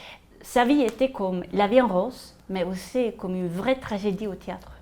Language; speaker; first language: French; non-native, fluent; Swedish